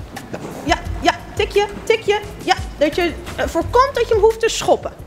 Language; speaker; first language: Dutch; native; Dutch